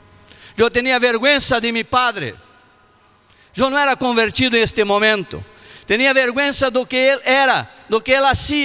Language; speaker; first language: Spanish; non-native, learner; Portuguese